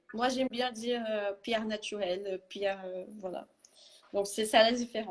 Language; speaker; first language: French; non-native, fluent; Portuguese